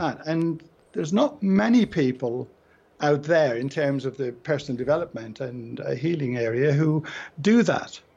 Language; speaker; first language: English; native; English